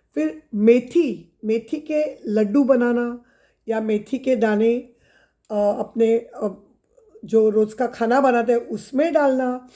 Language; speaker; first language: Hindi; non-native, local second language; Marathi